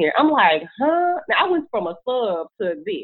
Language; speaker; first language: English; native; English